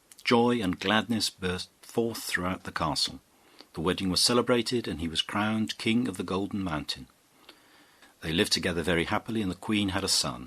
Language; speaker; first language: English; native; English